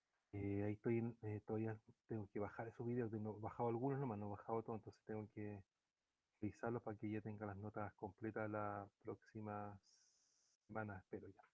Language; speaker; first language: Spanish; native; Spanish